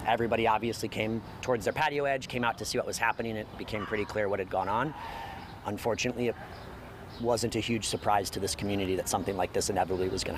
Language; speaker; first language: English; native; English